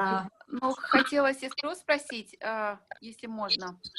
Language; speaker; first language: Russian; native; Russian